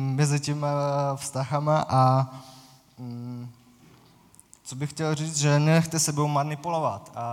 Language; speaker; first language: Czech; non-native, fluent; Ukrainian